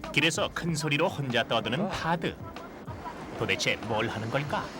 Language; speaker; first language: Korean; native; Korean